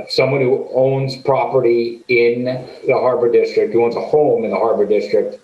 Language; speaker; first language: English; native; English